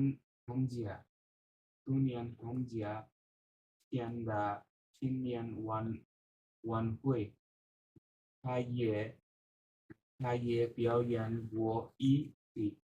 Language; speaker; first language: Chinese; non-native, learner; Bangla